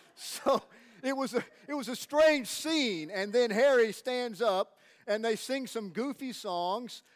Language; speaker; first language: English; native; English